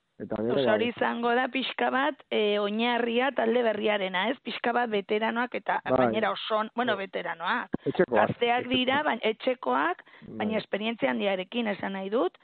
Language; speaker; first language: Basque; native; Basque